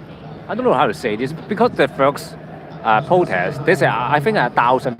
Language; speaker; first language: English; non-native, learner; Cantonese